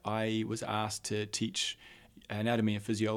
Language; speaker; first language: English; native; English